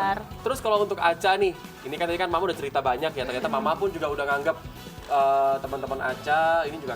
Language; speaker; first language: Indonesian; native; Indonesian